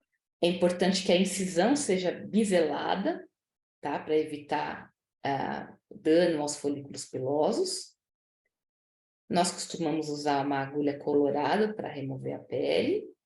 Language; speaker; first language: Portuguese; native; Portuguese